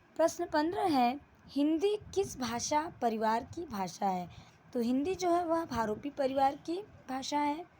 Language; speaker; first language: Hindi; native; Hindi